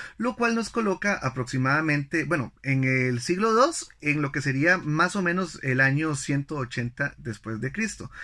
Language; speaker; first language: Spanish; native; Spanish